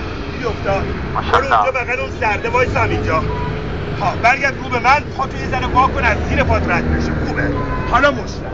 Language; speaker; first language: Persian; native; Persian